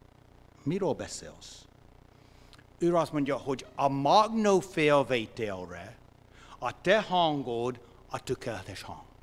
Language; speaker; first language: Hungarian; non-native, fluent; English